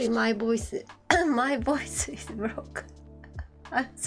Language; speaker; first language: English; non-native, learner; Japanese